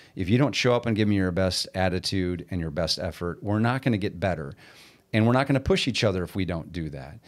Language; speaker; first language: English; native; English